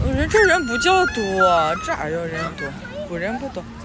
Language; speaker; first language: Chinese; native; Chinese